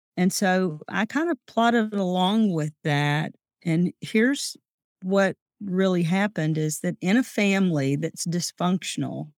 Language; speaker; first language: English; native; English